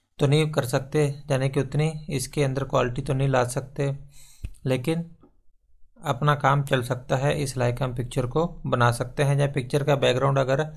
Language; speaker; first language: Hindi; non-native, local second language; Punjabi